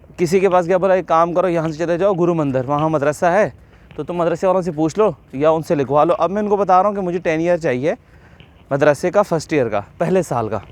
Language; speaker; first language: Urdu; native; Urdu